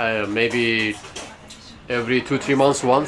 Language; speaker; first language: English; non-native, learner; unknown